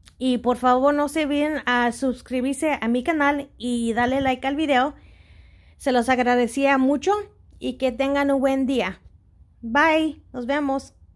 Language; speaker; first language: Spanish; early bilingual, heritage; Spanish